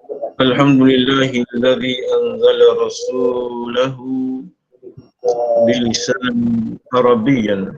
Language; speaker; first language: Arabic; non-native, fluent; Malay